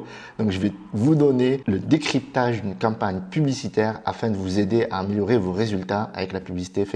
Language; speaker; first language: French; native; French